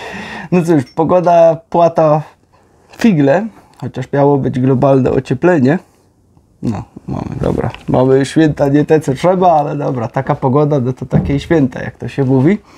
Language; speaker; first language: Polish; native; Polish